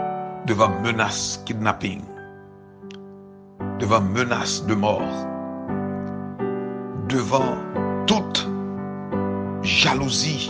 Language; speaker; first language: French; non-native, local second language; Haitian Creole